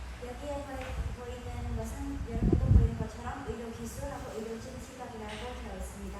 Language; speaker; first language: Korean; non-native, fluent; Khmer